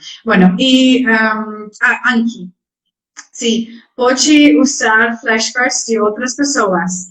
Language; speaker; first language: Portuguese; non-native, learner; Dutch